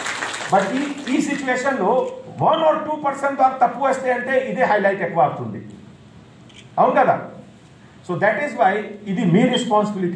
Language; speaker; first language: Telugu; non-native, fluent; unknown